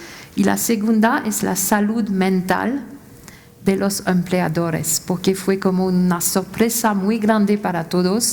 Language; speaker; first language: Spanish; non-native, fluent; French